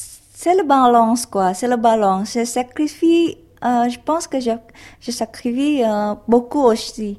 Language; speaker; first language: French; non-native, learner; Indonesian